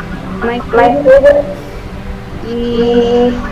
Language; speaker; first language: English; non-native, learner; Spanish